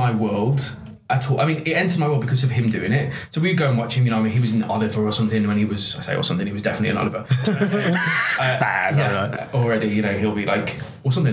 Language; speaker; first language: English; native; English